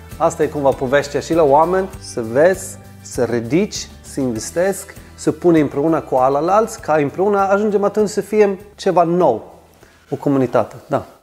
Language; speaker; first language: Romanian; non-native, fluent; Swedish